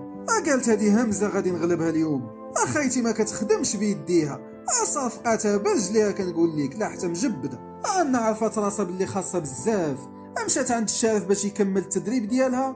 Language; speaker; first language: Arabic; native; Arabic